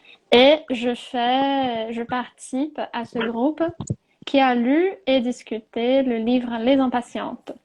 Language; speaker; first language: French; non-native, fluent; Portuguese